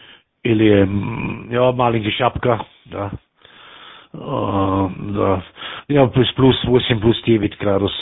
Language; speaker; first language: Russian; non-native, learner; German